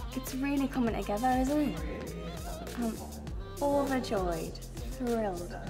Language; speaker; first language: English; native; English